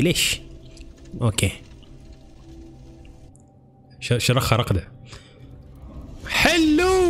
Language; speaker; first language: Arabic; native; Arabic